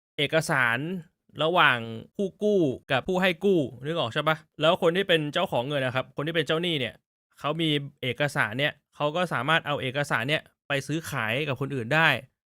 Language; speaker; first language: Thai; native; Thai